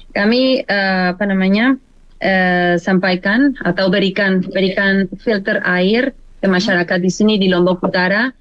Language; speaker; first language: Indonesian; non-native, learner; Spanish